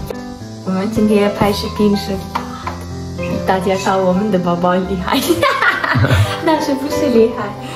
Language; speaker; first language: Chinese; non-native, learner; Ukrainian